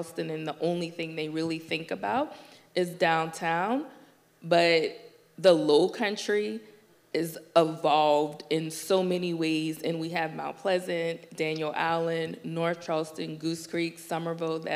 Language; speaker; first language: English; native; English